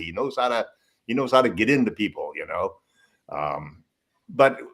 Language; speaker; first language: English; native; English